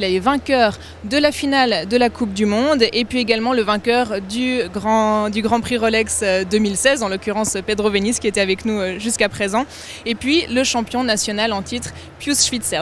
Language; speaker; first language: French; native; French